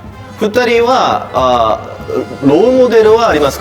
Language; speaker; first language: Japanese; non-native, learner; Korean